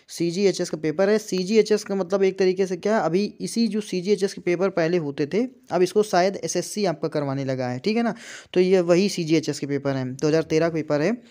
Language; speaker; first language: Hindi; native; Hindi